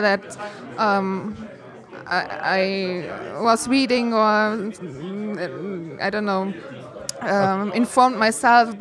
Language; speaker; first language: English; non-native, fluent; Luxembourgish